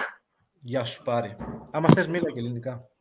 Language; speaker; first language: Greek; early bilingual, heritage; Greek